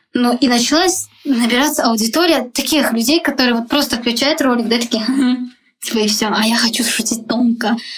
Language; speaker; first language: Russian; non-native, local second language; Tajik